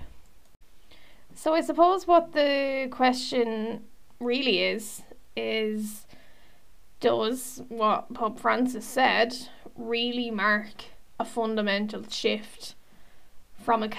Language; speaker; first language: English; native; English